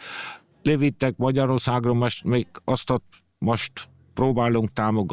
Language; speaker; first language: Hungarian; early bilingual, heritage; Hungarian